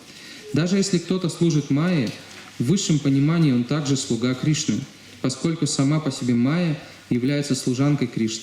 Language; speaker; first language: Russian; native; Russian